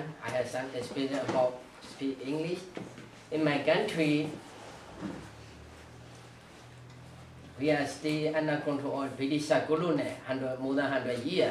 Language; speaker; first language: English; non-native, learner; Burmese